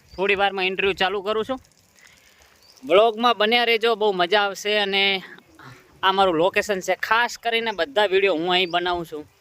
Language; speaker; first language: Gujarati; native; Gujarati